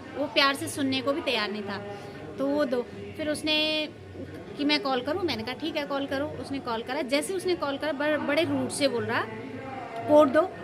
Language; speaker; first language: Hindi; native; Hindi